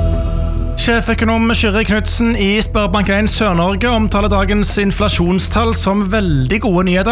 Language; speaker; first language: Norwegian; native; Norwegian